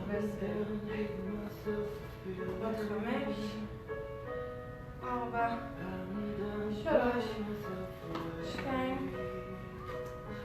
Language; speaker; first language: Hebrew; native; Hebrew